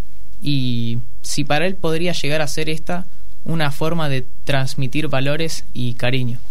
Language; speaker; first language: Spanish; native; Spanish